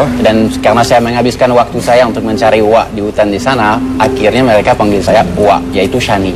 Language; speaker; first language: Indonesian; non-native, fluent; French